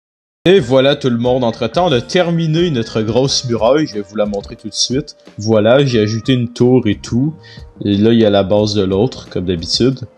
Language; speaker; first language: French; native; French